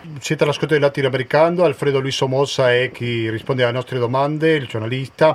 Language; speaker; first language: Italian; non-native, fluent; Spanish